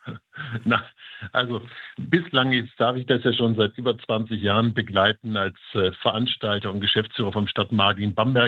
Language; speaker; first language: German; native; German